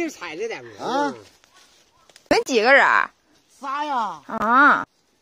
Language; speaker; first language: Chinese; native; Chinese